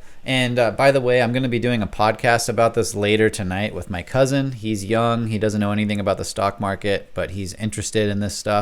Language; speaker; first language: English; native; English